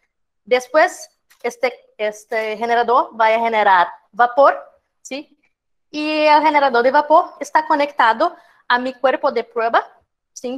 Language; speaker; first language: Spanish; non-native, fluent; Portuguese